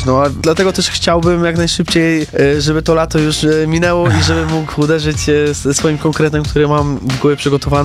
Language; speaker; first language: Polish; native; Polish